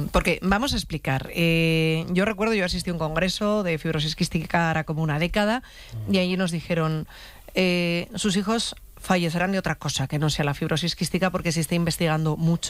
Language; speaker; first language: Spanish; native; Spanish